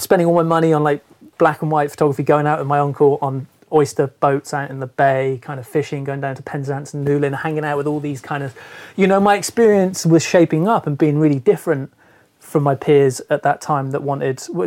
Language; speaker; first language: English; native; English